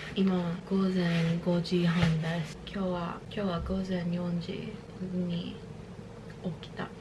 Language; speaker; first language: Japanese; non-native, learner; English